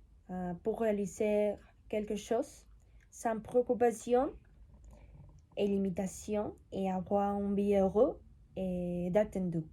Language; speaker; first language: French; non-native, learner; Spanish